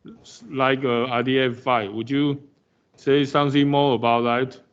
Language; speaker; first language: English; non-native, fluent; Chinese